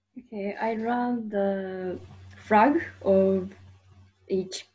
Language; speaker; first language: English; non-native, learner; Japanese